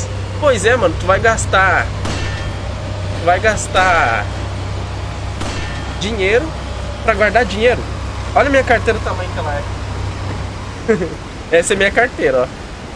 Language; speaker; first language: Portuguese; native; Portuguese